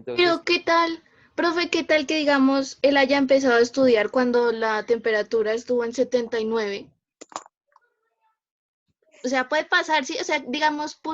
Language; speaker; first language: Spanish; native; Spanish